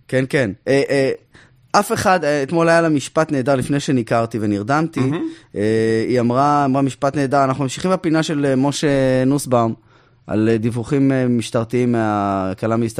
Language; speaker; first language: Hebrew; native; Hebrew